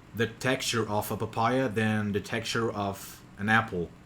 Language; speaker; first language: English; non-native, fluent; Portuguese